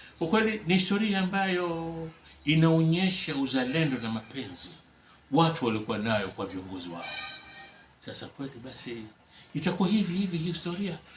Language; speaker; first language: Swahili; native; Swahili